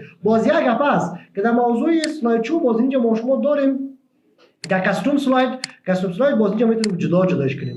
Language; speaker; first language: Persian; native; Persian